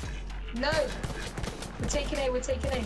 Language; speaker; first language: English; native; English